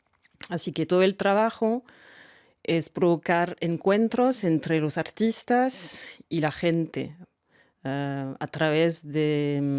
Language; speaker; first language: Spanish; non-native, fluent; French